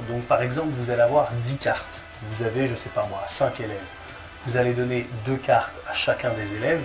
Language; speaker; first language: French; native; French